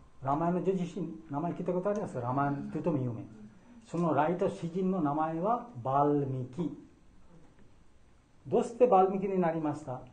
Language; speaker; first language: Japanese; non-native, fluent; Bangla